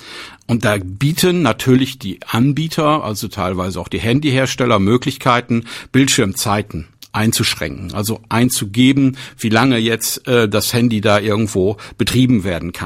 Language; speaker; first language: German; native; German